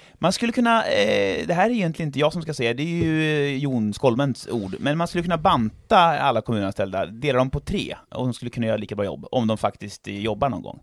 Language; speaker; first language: Swedish; native; Swedish